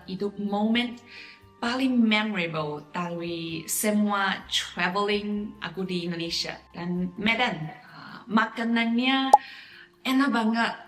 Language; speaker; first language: Indonesian; non-native, fluent; Chinese